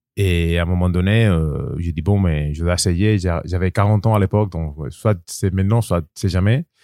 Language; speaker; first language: French; non-native, learner; Spanish